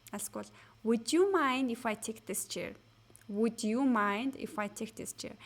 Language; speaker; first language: English; non-native, fluent; Mongolian